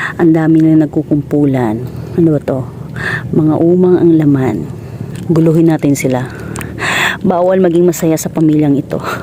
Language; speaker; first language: Filipino; non-native, local second language; Cebuano